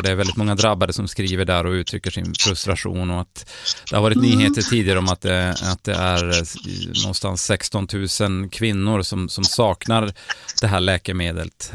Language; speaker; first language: Swedish; native; Swedish